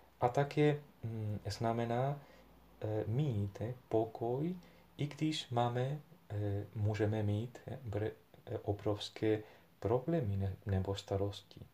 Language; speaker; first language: Czech; non-native, fluent; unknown